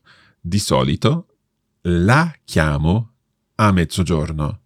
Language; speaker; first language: Italian; non-native, fluent; English